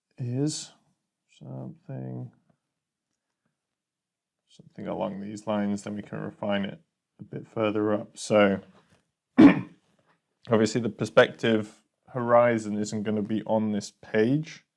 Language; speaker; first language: English; native; English